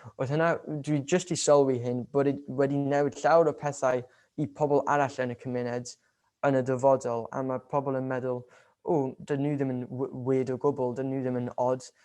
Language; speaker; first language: Welsh; non-native, local second language; English